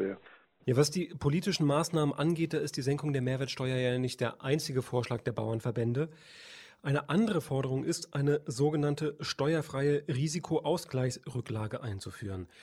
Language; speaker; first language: German; native; German